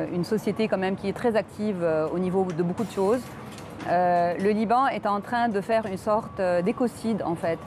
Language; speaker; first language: French; non-native, local second language; Arabic